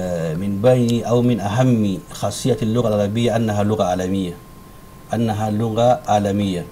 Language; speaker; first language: Arabic; non-native, fluent; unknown